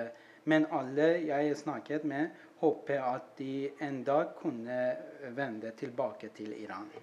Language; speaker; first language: Norwegian; non-native, learner; Persian